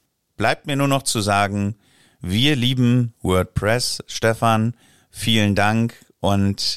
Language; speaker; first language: German; native; German